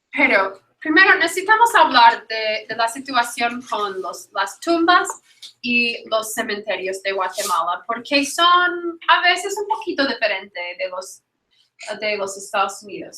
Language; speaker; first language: Spanish; non-native, fluent; English